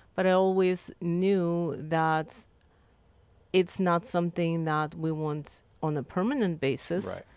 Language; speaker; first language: English; non-native, fluent; Lithuanian